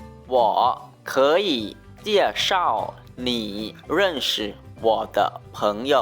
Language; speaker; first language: Chinese; non-native, learner; Lao